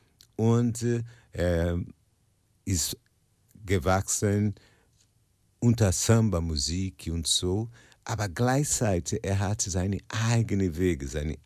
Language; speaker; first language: German; non-native, learner; Portuguese